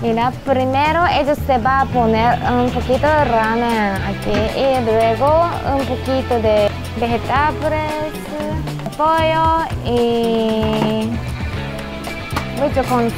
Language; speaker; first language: Spanish; non-native, learner; Japanese